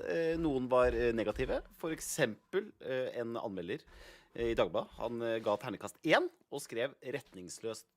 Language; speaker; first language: Norwegian; native; Norwegian